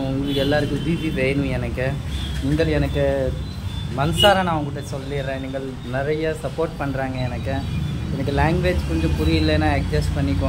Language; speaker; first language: Tamil; non-native, local second language; Hindi